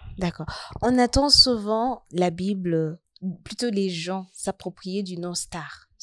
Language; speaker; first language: French; non-native, local second language; Rundi